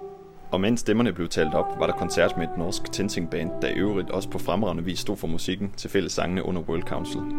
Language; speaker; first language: Danish; native; Danish